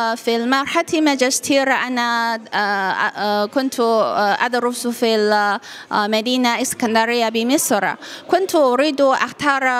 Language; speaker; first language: Arabic; non-native, learner; Chinese